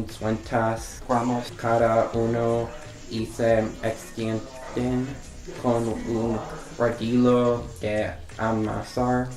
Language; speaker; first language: Spanish; non-native, learner; English